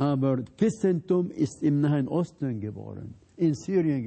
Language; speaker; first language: German; non-native, fluent; Arabic